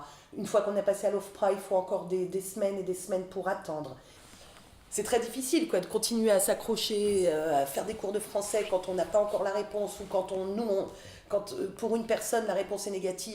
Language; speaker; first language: French; native; French